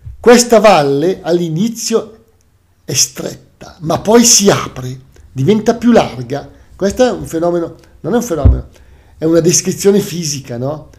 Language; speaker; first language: Italian; native; Italian